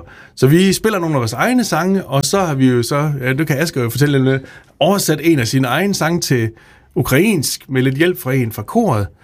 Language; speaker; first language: Danish; native; Danish